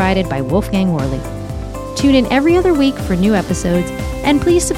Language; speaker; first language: English; native; English